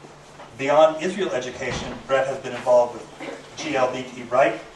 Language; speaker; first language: English; native; English